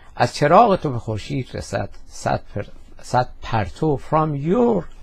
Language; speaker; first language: English; non-native, fluent; Persian